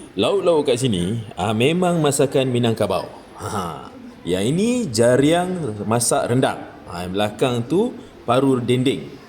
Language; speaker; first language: Malay; native; Malay